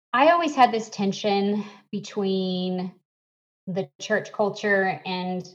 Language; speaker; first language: English; native; English